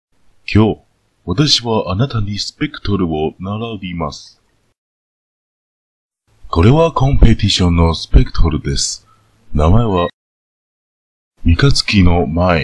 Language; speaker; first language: Japanese; non-native, learner; Chinese